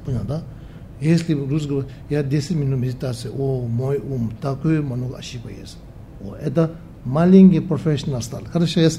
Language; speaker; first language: Russian; non-native, learner; Tibetan